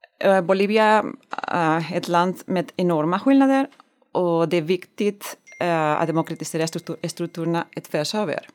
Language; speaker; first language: Swedish; non-native, learner; Spanish